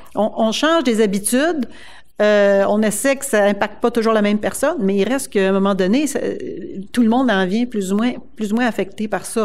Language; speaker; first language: French; native; French